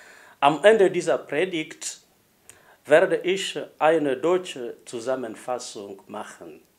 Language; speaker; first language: German; non-native, fluent; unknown